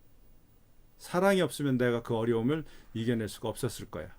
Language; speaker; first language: Korean; native; Korean